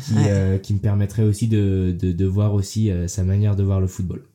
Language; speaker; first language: French; early bilingual, heritage; French